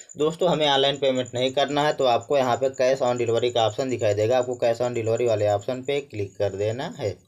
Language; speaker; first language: Hindi; native; Hindi